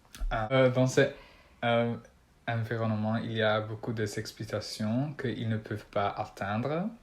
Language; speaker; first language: French; non-native, learner; Dutch